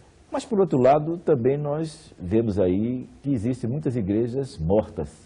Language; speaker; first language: Portuguese; native; Portuguese